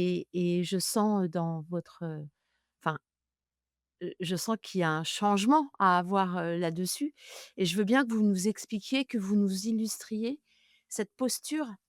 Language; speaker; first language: French; native; French